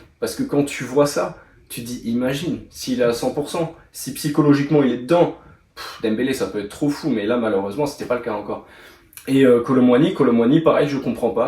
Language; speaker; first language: French; native; French